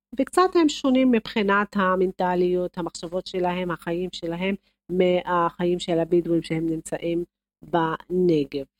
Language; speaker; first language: Hebrew; non-native, local second language; Arabic